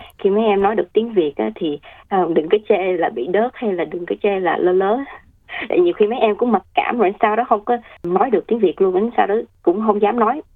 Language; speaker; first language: Vietnamese; early bilingual, heritage; Vietnamese